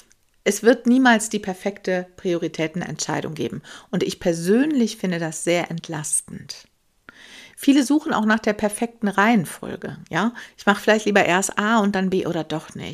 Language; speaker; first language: German; native; German